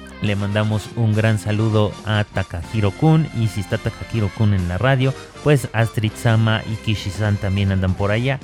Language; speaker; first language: Spanish; native; Spanish